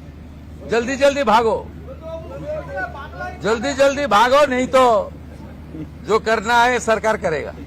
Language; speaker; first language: Hindi; non-native, local second language; Bangla